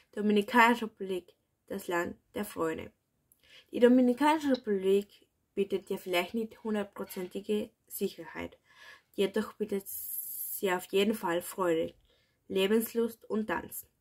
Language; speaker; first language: German; early bilingual, other home language; Spanish